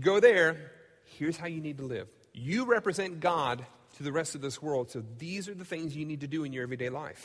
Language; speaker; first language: English; native; English